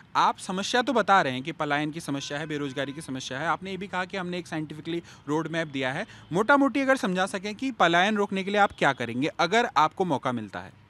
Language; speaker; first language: Hindi; native; Hindi